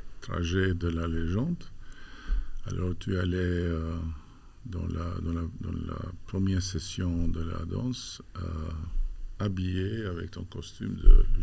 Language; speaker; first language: French; non-native, fluent; Albanian